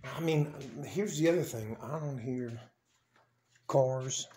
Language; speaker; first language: English; native; English